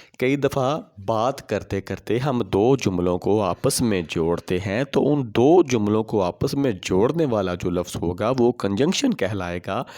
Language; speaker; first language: Urdu; non-native, local second language; Punjabi